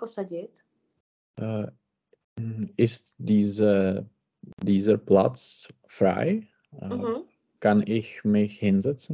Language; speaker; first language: German; non-native, learner; Czech